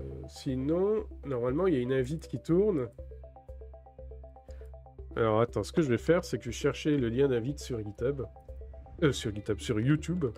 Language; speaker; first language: French; native; French